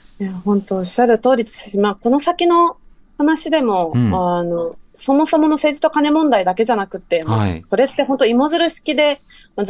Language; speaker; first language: Japanese; native; Japanese